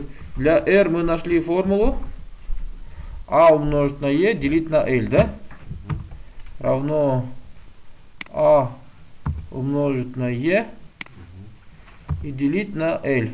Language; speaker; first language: Russian; native; Russian